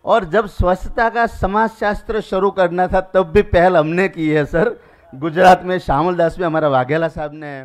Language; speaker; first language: Hindi; non-native, local second language; Gujarati